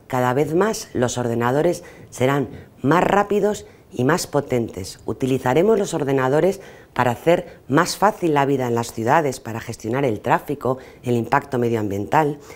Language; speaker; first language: Spanish; native; Spanish